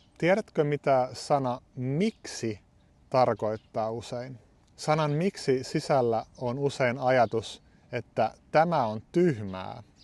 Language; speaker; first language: Finnish; native; Finnish